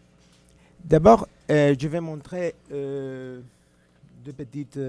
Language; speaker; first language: French; non-native, fluent; Spanish